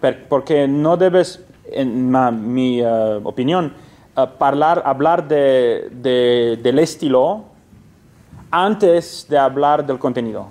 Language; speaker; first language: Spanish; non-native, fluent; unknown